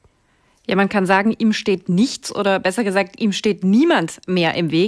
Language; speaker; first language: German; native; German